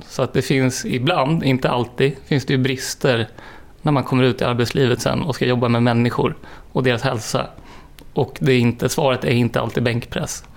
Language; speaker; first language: Swedish; native; Swedish